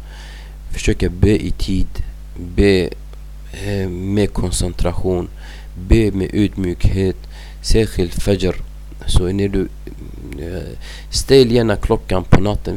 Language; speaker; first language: Swedish; non-native, fluent; Arabic